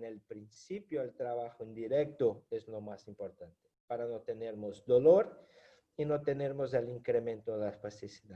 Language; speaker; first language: Spanish; non-native, fluent; Portuguese